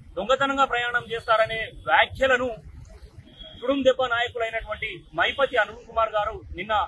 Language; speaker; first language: Telugu; native; Telugu